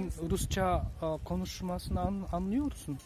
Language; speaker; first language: Turkish; non-native, learner; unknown